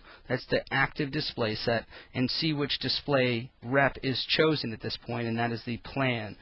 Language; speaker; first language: English; native; English